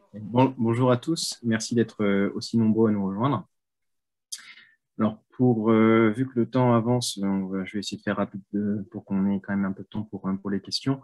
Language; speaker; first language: French; native; French